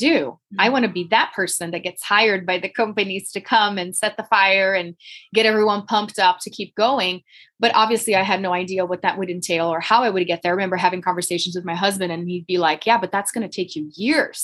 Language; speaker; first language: English; non-native, fluent; Portuguese